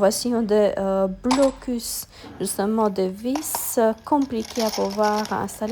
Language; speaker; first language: French; non-native, fluent; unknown